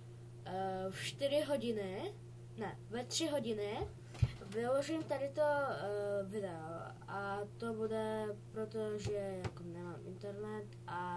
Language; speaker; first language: Czech; early bilingual, other home language; Ukrainian